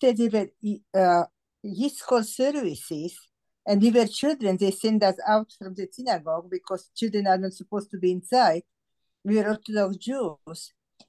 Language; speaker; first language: English; non-native, fluent; Slovak